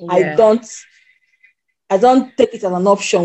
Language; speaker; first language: English; non-native, local second language; Igbo